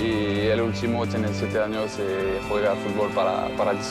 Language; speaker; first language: Spanish; non-native, fluent; French